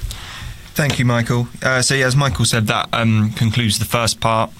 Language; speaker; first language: English; native; English